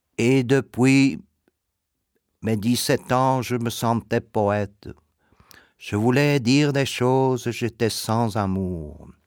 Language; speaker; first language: French; native; French